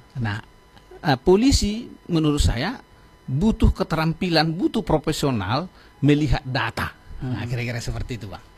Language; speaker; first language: Indonesian; non-native, local second language; Batak Toba